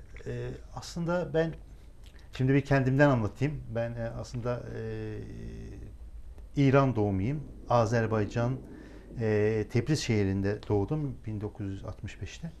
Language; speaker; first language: Turkish; non-native, local second language; Azerbaijani